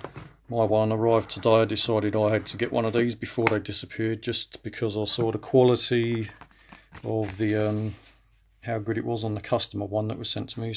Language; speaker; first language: English; native; English